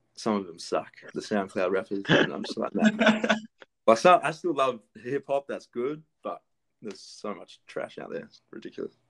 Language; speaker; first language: English; early bilingual, other home language; Greek